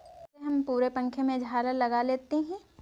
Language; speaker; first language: Hindi; native; Hindi